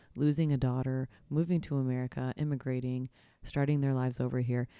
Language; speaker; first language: English; early bilingual, other home language; Polish